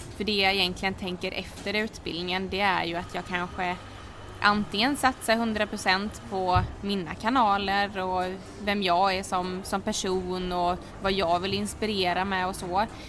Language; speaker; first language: Swedish; native; Swedish